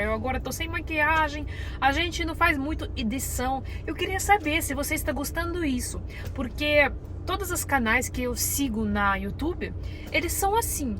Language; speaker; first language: Portuguese; non-native, learner; Russian